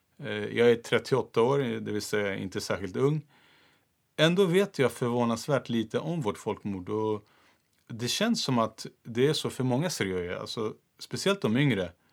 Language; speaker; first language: Swedish; early bilingual, other home language; Turoyo